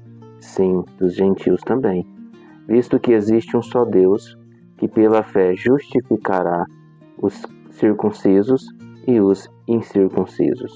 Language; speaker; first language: Portuguese; native; Portuguese